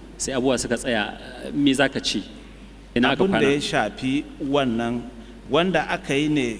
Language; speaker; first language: Hausa; native; Hausa